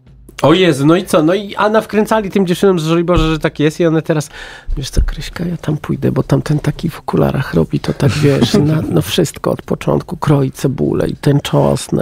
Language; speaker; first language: Polish; native; Polish